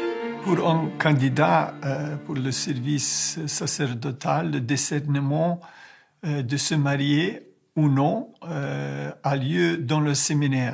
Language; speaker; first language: French; non-native, fluent; Ukrainian